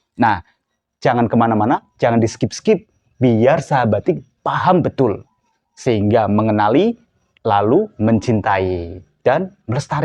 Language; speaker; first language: Indonesian; native; Indonesian